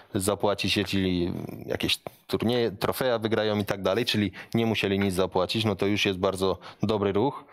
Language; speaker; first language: Polish; native; Polish